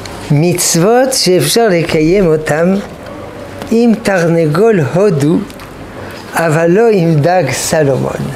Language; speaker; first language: Hebrew; non-native, fluent; French